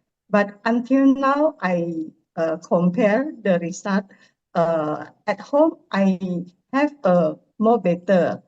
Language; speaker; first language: English; non-native, learner; Indonesian